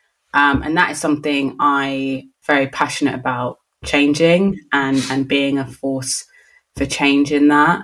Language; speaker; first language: English; native; English